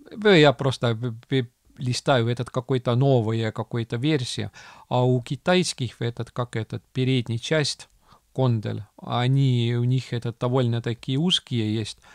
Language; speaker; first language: Russian; non-native, local second language; Estonian